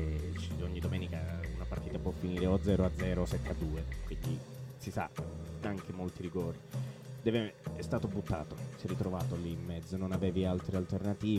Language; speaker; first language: Italian; native; Italian